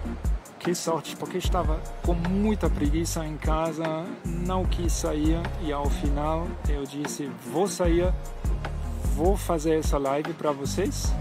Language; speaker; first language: Portuguese; non-native, fluent; German